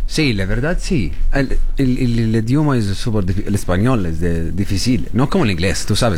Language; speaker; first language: Spanish; non-native, learner; Arabic